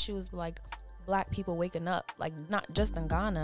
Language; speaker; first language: English; non-native, local second language; Akan